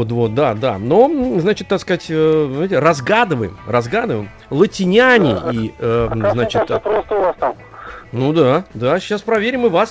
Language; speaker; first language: Russian; native; Russian